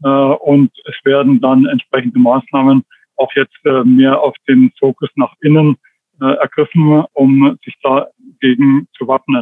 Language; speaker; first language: German; native; German